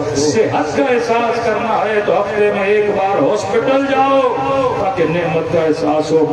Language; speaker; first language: Urdu; non-native, local second language; Sindhi